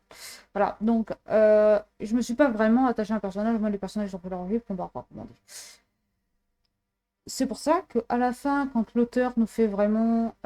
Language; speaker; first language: French; native; French